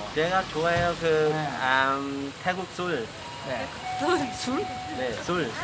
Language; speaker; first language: Korean; non-native, learner; Thai